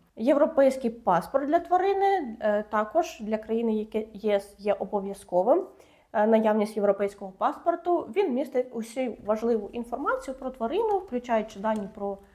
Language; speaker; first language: Ukrainian; native; Ukrainian